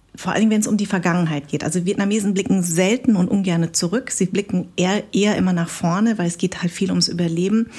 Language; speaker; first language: German; early bilingual, other home language; Vietnamese